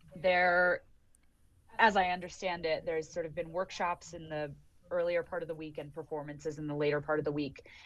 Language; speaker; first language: English; native; English